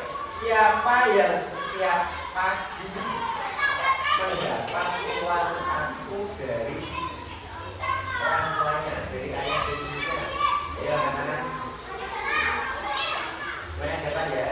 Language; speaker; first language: Indonesian; native; Indonesian